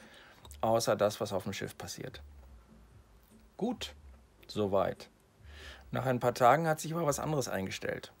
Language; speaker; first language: German; native; German